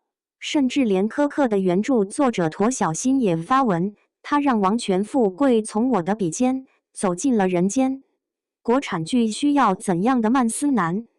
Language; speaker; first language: Chinese; native; Chinese